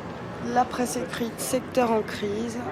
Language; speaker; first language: French; native; French